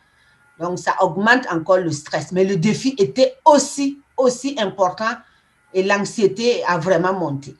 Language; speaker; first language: French; non-native, local second language; Mossi